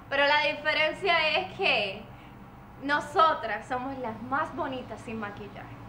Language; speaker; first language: Spanish; native; Spanish